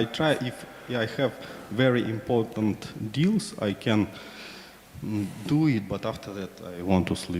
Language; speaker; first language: English; non-native, learner; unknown